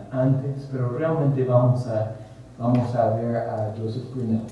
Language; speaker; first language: Spanish; non-native, fluent; English